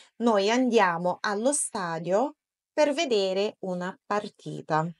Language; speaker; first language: Italian; non-native, fluent; Portuguese